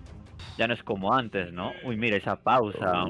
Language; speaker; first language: Spanish; native; Spanish